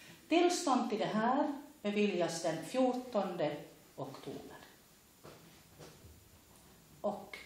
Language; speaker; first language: Swedish; native; Swedish